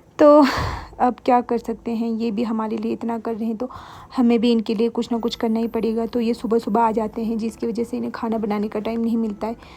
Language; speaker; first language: Hindi; non-native, local second language; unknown